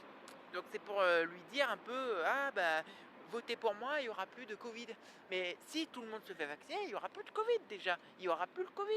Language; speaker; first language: French; native; French